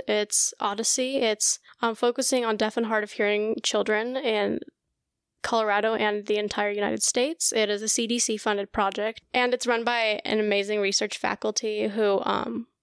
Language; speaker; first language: English; early bilingual, other home language; Russian